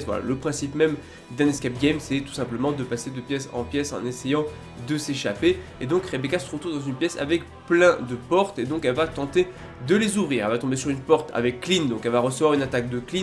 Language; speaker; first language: French; native; French